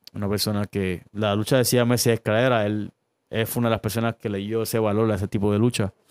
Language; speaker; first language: Spanish; native; Spanish